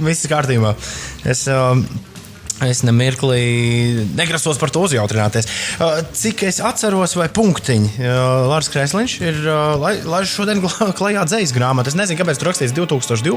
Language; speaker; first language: Latvian; native; Latvian